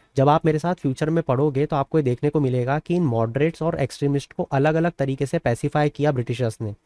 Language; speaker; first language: Hindi; native; Hindi